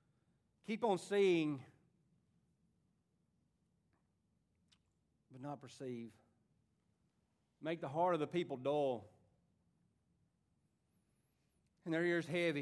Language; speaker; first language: English; native; English